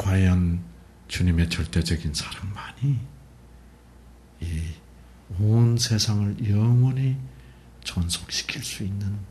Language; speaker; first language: Korean; native; Korean